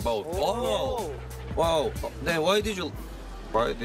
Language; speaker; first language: English; non-native, fluent; Korean